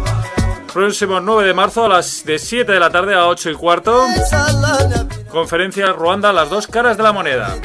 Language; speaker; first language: Spanish; native; Spanish